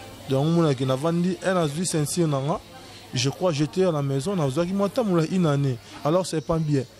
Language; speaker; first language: French; non-native, local second language; Lingala